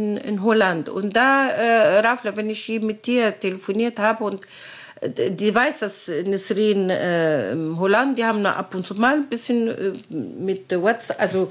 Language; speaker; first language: German; non-native, learner; Arabic